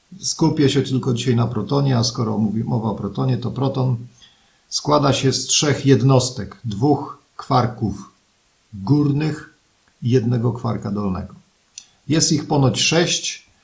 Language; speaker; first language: Polish; native; Polish